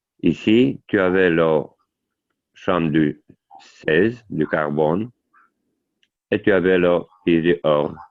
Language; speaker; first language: French; non-native, learner; Italian